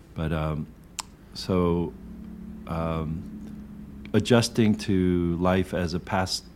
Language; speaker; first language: English; early bilingual, other home language; Korean